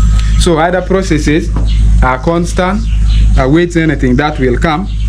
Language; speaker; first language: English; non-native, local second language; Acoli